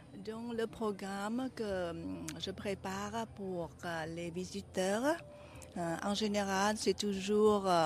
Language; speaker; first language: French; non-native, fluent; Vietnamese